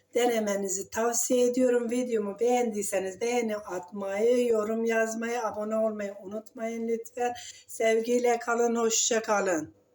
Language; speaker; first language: Turkish; native; Turkish